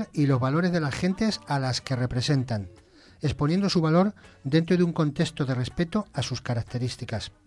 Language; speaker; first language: Spanish; native; Spanish